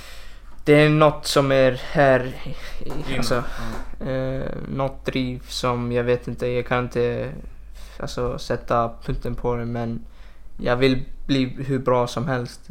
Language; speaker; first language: Swedish; non-native, fluent; Icelandic